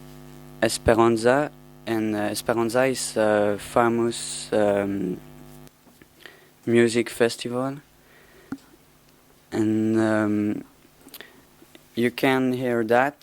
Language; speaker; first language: English; non-native, learner; French